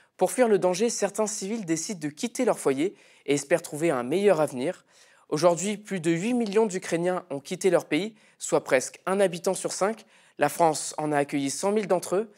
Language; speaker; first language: French; native; French